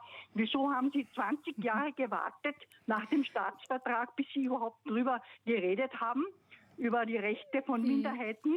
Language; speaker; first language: German; non-native, local second language; Slovenian